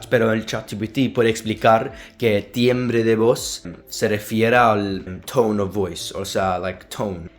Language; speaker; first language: Spanish; non-native, learner; Azerbaijani